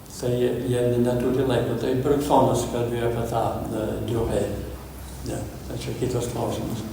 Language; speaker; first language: Lithuanian; early bilingual, heritage; Lithuanian